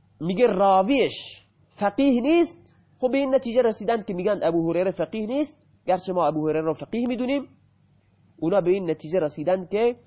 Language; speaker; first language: Persian; native; Persian